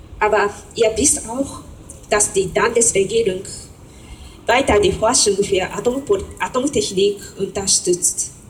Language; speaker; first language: German; non-native, fluent; Japanese